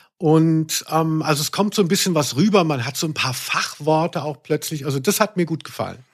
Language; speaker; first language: German; native; German